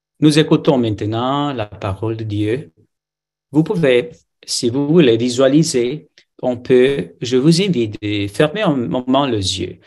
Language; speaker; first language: French; non-native, fluent; Romanian